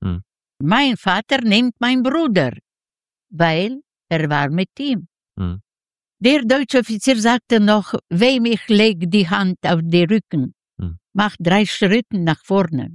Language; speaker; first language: German; non-native, learner; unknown